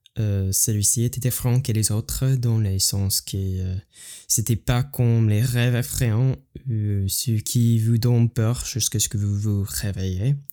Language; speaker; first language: French; non-native, learner; English